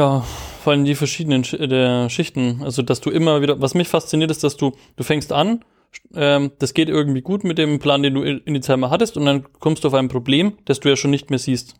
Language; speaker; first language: German; native; German